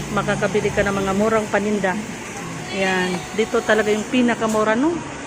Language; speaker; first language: Filipino; non-native, local second language; Cebuano